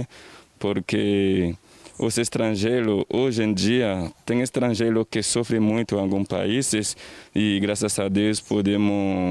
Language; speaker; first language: Portuguese; non-native, fluent; Haitian Creole